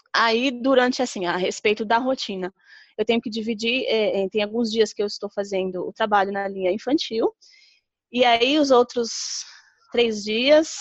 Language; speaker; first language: Portuguese; native; Portuguese